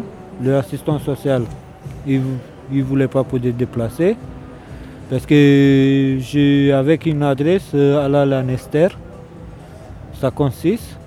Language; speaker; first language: French; non-native, learner; Romanian